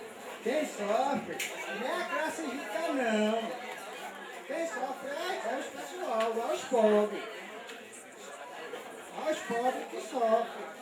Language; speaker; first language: Portuguese; native; Portuguese